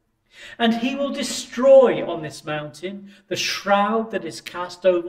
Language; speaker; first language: English; native; English